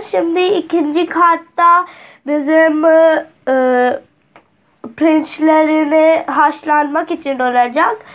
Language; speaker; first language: Turkish; non-native, learner; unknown